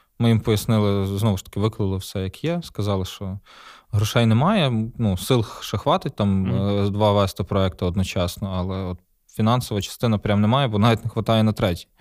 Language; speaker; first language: Ukrainian; native; Ukrainian